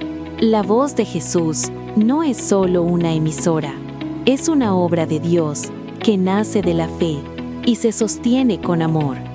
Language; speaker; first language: Spanish; native; Spanish